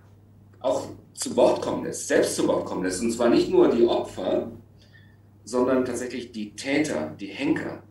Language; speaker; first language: German; native; German